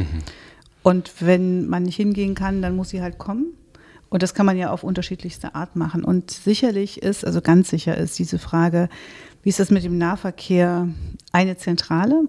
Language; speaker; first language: German; native; German